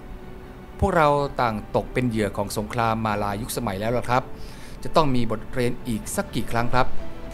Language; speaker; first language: Thai; native; Thai